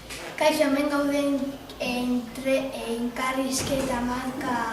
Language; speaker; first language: Basque; non-native, local second language; Spanish